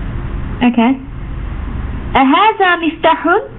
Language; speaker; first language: Arabic; non-native, learner; Turkish